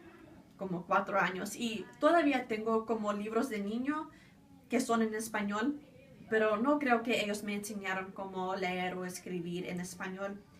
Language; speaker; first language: Spanish; early bilingual, other home language; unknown